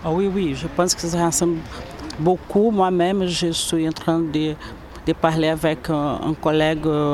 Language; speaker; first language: French; non-native, learner; Portuguese